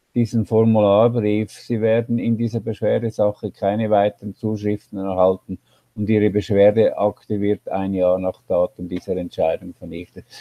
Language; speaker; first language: German; native; German